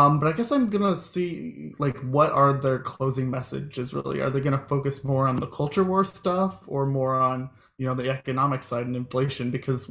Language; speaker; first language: English; native; English